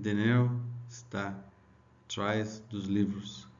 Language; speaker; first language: Portuguese; non-native, learner; English